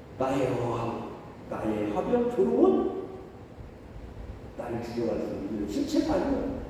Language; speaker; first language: Korean; native; Korean